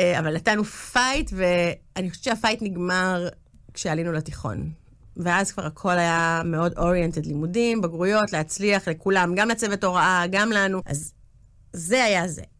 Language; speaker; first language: Hebrew; early bilingual, other home language; English